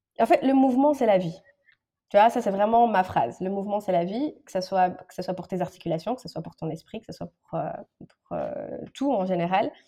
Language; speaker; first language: French; non-native, local second language; Arabic